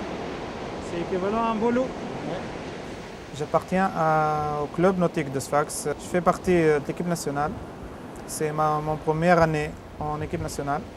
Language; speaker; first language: French; non-native, local second language; Arabic